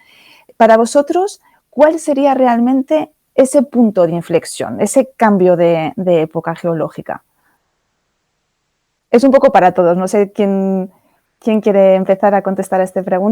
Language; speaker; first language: Spanish; native; Spanish